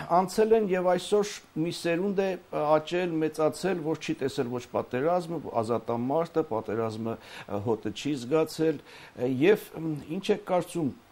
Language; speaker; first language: Armenian; native; Armenian